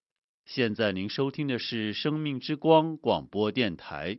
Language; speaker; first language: Chinese; native; Chinese